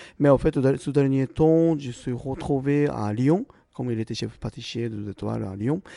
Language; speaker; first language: French; non-native, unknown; Japanese